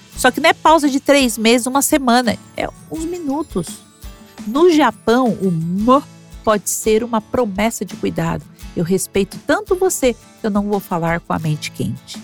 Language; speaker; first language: Portuguese; native; Portuguese